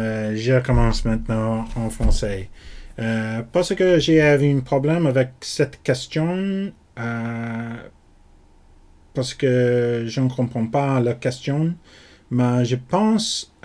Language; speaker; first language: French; non-native, learner; English